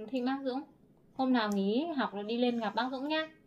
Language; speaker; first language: Vietnamese; native; Vietnamese